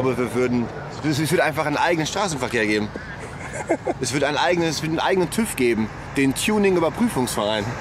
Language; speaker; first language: German; native; German